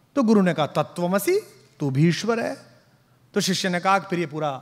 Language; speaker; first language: Hindi; native; Hindi